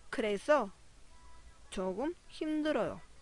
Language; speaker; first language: Korean; non-native, fluent; Spanish